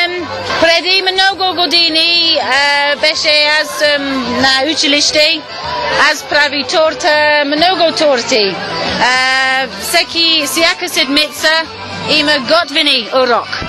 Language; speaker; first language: Bulgarian; non-native, learner; English